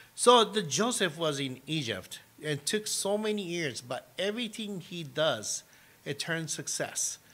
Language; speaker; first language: English; non-native, fluent; Japanese